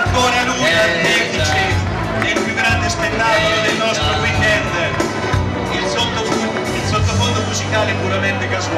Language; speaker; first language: Italian; native; Italian